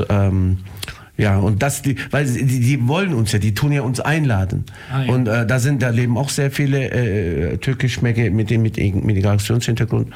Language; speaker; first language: German; non-native, fluent; Turkish